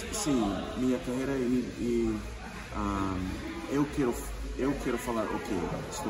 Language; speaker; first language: Portuguese; non-native, learner; English